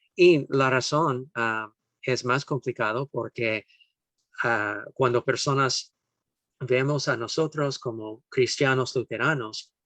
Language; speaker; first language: Spanish; non-native, fluent; English